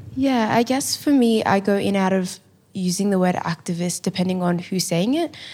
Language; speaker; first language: English; native; English